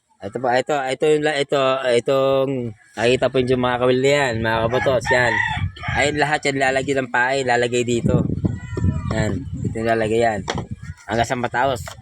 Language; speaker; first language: Filipino; native; Filipino